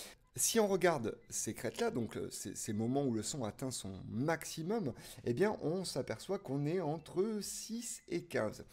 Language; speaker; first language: French; native; French